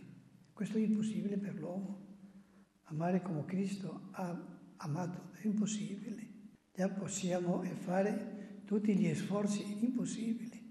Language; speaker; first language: Italian; non-native, fluent; Spanish